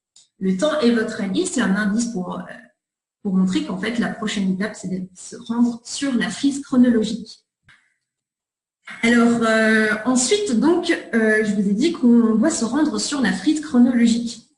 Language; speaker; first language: French; native; French